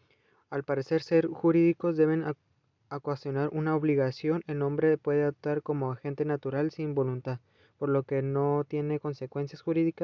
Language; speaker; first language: Spanish; native; Spanish